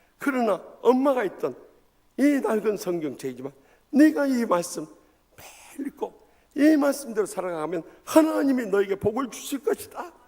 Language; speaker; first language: Korean; native; Korean